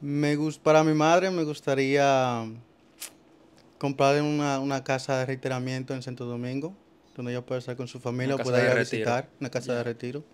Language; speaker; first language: Spanish; early bilingual, heritage; Spanish